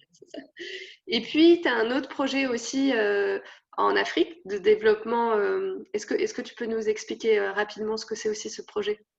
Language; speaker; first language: French; native; French